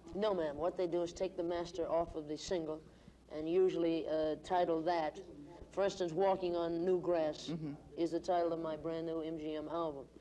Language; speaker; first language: English; native; English